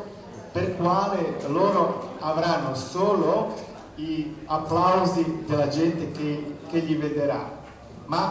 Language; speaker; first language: Italian; non-native, fluent; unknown